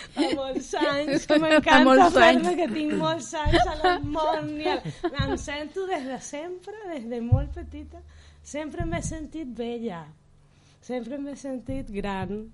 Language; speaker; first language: Catalan; non-native, fluent; Spanish